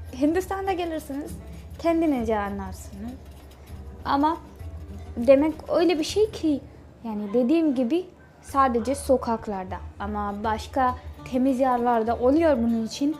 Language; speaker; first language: Turkish; non-native, learner; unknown